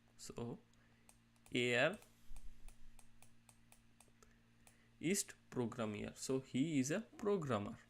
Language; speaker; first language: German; non-native, learner; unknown